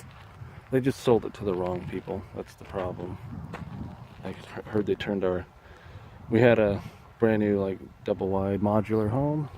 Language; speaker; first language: English; native; English